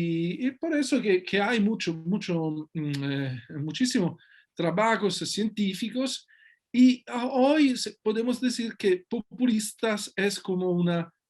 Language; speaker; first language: Spanish; non-native, fluent; Italian